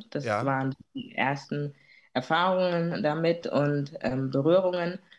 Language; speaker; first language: German; native; German